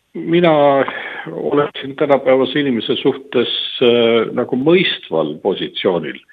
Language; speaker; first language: Estonian; native; Estonian